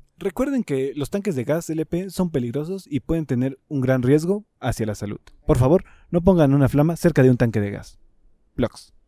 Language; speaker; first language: Spanish; native; Spanish